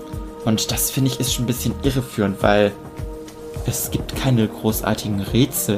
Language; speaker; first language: German; native; German